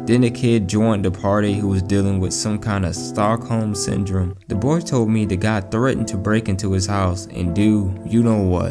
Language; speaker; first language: English; native; English